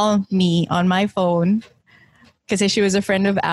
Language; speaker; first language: English; native; English